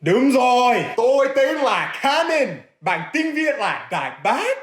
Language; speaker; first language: Vietnamese; non-native, learner; English